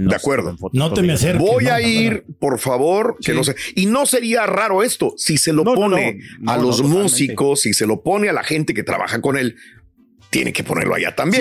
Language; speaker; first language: Spanish; native; Spanish